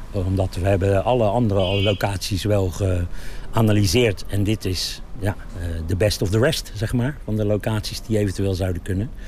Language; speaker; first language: Dutch; native; Dutch